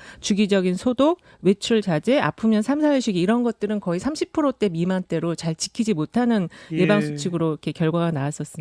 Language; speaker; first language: Korean; native; Korean